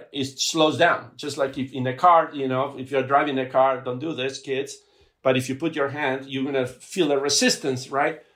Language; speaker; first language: English; non-native, fluent; Spanish